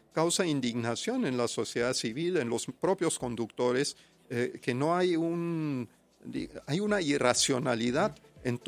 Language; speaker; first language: Spanish; non-native, fluent; German